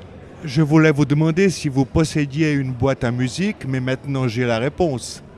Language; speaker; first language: French; native; French